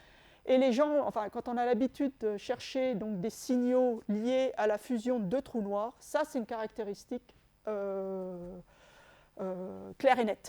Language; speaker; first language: French; native; French